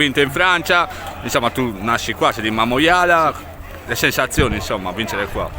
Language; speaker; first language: Italian; native; Italian